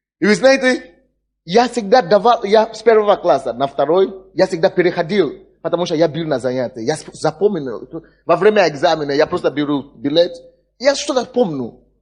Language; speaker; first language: Russian; non-native, fluent; Yoruba